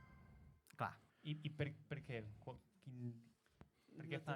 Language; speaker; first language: Catalan; non-native, learner; Spanish